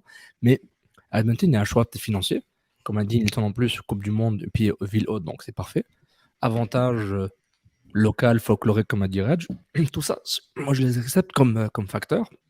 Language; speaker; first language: French; native; French